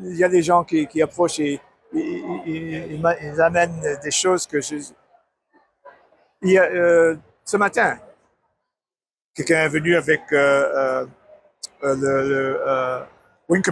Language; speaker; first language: French; non-native, learner; English